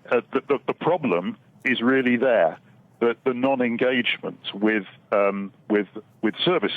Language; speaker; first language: English; native; English